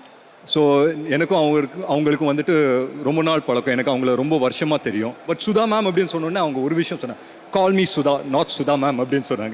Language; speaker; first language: Tamil; native; Tamil